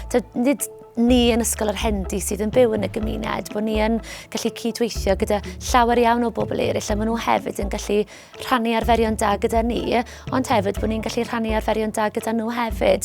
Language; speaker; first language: Welsh; native; Welsh